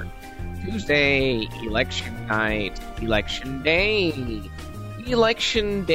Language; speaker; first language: English; native; English